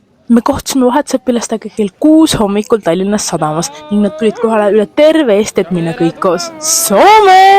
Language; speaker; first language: Estonian; native; Estonian